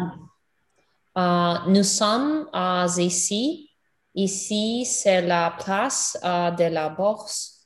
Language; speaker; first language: French; non-native, learner; English